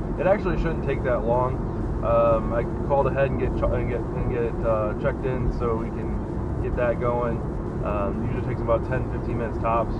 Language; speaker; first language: English; native; English